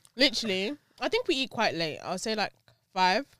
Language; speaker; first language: English; early bilingual, other home language; Yoruba